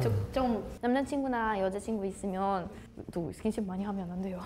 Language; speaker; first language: Korean; non-native, learner; Portuguese